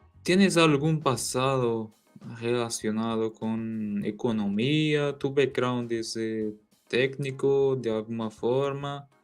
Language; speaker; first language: Spanish; non-native, learner; Portuguese